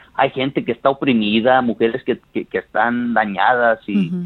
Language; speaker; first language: Spanish; early bilingual, heritage; Spanish